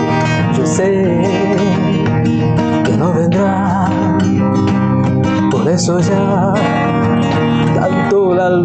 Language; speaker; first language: Spanish; non-native, fluent; Bangla